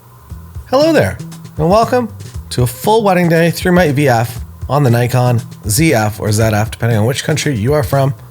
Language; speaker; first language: English; native; English